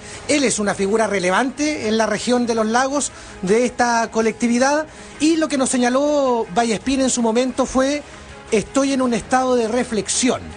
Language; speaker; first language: Spanish; native; Spanish